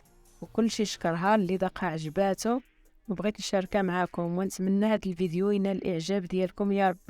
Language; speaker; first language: Arabic; native; Arabic